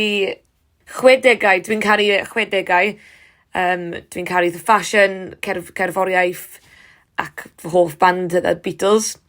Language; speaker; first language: Welsh; non-native, learner; English